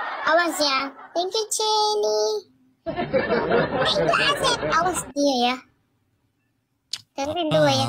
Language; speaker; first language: English; non-native, learner; Indonesian